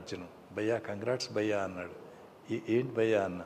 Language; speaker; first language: Telugu; native; Telugu